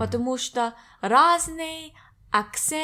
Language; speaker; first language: Russian; non-native, learner; English